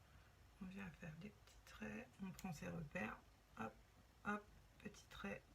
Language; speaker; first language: French; native; French